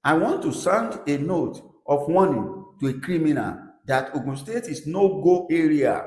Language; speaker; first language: English; non-native, local second language; Yoruba